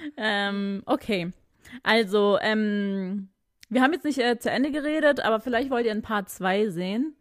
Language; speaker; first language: German; early bilingual, other home language; Filipino